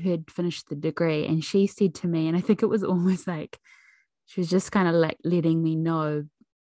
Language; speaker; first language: English; native; English